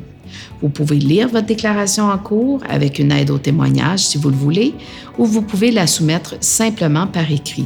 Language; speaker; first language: French; native; French